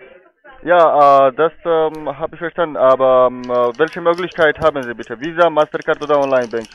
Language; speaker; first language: German; non-native, fluent; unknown